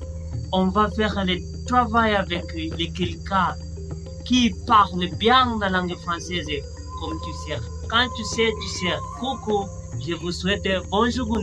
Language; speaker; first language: French; non-native, learner; Swahili